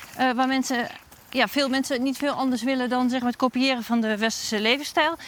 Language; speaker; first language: Dutch; native; Dutch